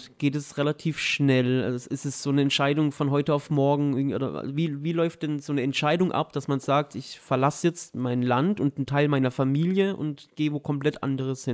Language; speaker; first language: German; native; German